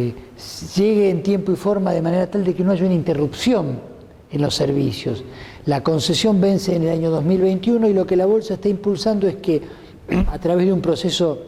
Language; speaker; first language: Spanish; native; Spanish